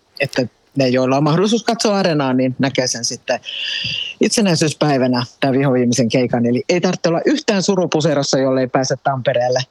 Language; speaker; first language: Finnish; native; Finnish